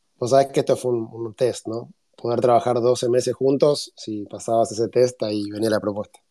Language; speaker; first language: Spanish; native; Spanish